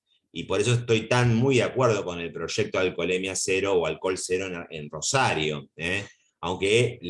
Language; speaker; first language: Spanish; native; Spanish